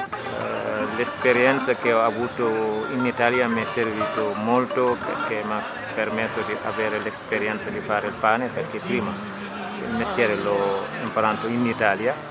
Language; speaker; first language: Italian; non-native, fluent; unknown